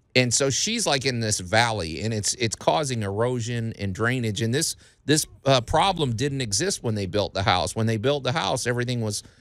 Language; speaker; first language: English; native; English